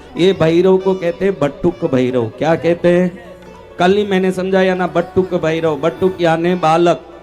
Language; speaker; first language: Hindi; non-native, local second language; Marwari